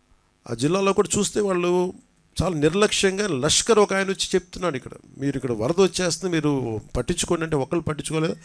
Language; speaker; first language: Telugu; native; Telugu